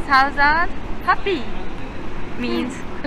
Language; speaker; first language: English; non-native, learner; Japanese